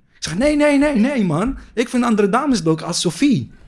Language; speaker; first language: Dutch; non-native, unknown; Arabic